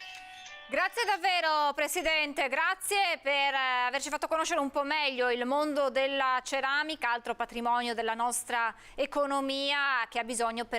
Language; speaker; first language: Italian; native; Italian